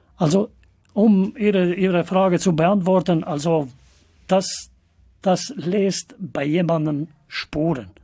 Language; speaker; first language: German; non-native, fluent; Albanian